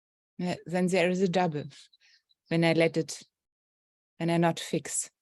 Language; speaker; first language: English; non-native, learner; German